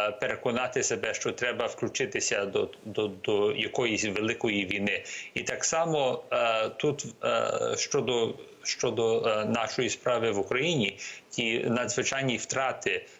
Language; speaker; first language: Ukrainian; early bilingual, heritage; Ukrainian